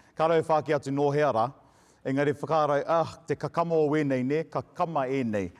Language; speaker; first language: Māori; non-native, local second language; English